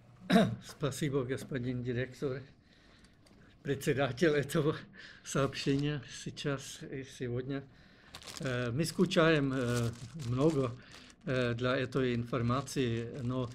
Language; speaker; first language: Russian; non-native, learner; Czech